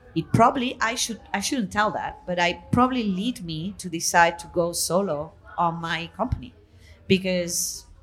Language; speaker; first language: English; non-native, fluent; Italian